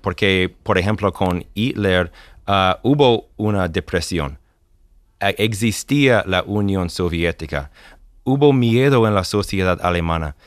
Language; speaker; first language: Spanish; non-native, fluent; English